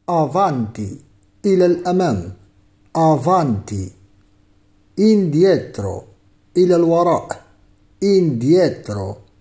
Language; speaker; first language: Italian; non-native, fluent; Arabic